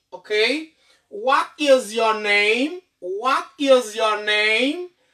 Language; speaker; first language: English; non-native, fluent; Haitian Creole